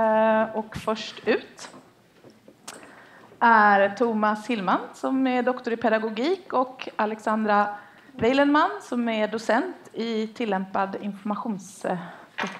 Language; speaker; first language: Swedish; native; Swedish